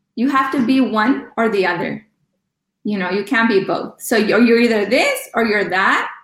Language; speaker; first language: English; early bilingual, other home language; Spanish